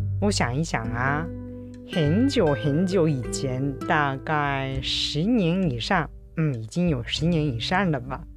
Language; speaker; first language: Chinese; non-native, fluent; Japanese